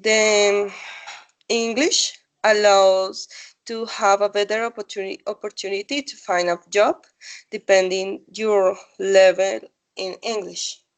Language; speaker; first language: English; non-native, learner; Spanish